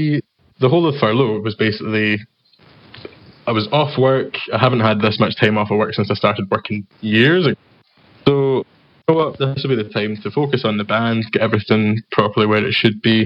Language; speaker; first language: English; native; English